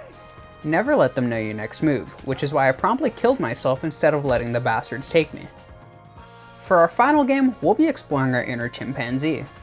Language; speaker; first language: English; native; English